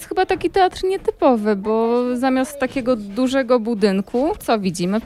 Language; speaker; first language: Polish; native; Polish